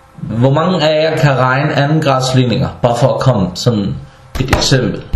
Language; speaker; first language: Danish; non-native, fluent; Arabic